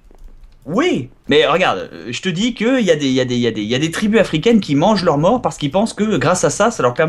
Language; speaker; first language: French; native; French